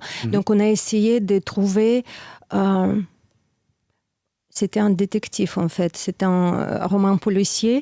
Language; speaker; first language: French; non-native, fluent; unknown